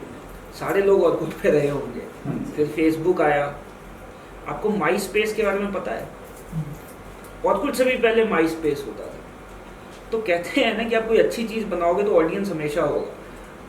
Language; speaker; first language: Hindi; native; Hindi